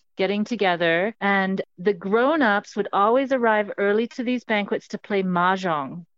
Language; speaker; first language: English; non-native, local second language; Cantonese